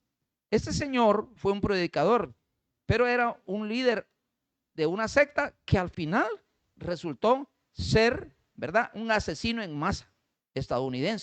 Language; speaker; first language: Spanish; native; Spanish